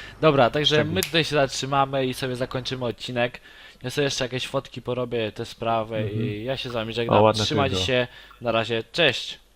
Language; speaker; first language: Polish; native; Polish